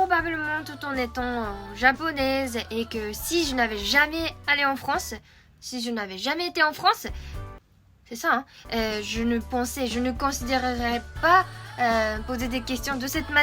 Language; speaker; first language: French; non-native, fluent; Japanese